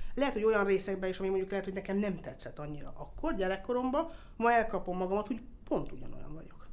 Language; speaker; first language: Hungarian; early bilingual, heritage; Hungarian